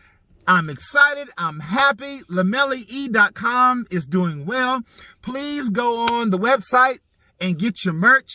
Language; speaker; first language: English; native; English